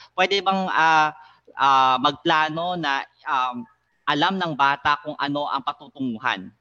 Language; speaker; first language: Filipino; native; Filipino